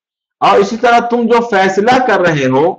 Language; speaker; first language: Urdu; native; Urdu